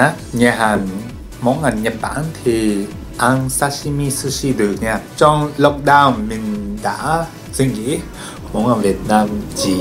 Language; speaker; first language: Vietnamese; non-native, learner; Japanese